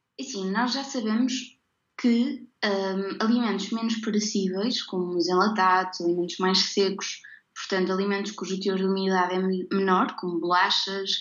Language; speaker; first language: Portuguese; native; Portuguese